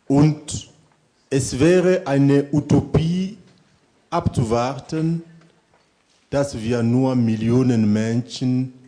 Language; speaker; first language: German; non-native, fluent; French